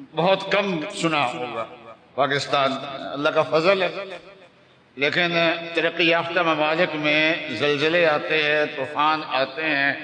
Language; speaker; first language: Urdu; native; Urdu